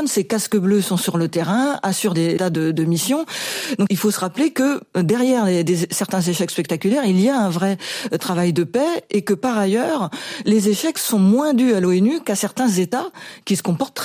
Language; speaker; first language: French; native; French